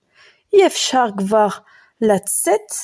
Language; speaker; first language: Hebrew; non-native, fluent; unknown